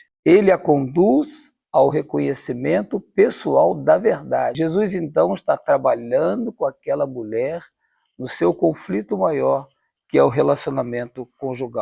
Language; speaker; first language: Portuguese; native; Portuguese